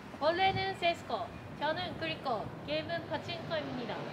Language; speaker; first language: Korean; non-native, learner; Japanese